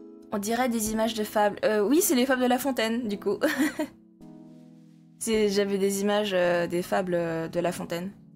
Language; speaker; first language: French; native; French